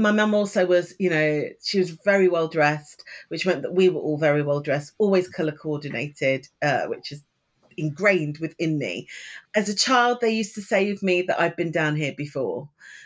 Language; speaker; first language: English; native; English